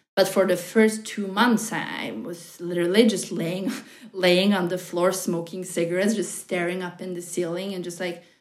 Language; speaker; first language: English; non-native, fluent; Norwegian